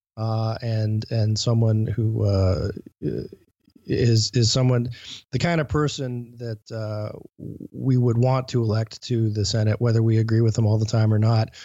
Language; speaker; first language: English; native; English